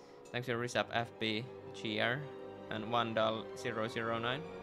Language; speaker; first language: English; non-native, fluent; Finnish